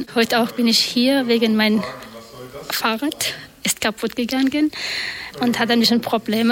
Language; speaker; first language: German; non-native, learner; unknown